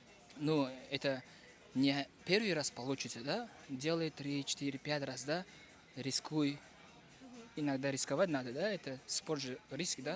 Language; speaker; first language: Russian; non-native, fluent; Uzbek